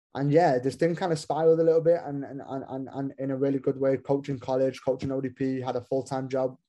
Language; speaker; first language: English; native; English